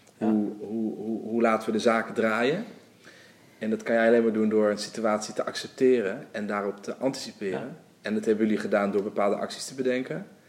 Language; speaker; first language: Dutch; native; Dutch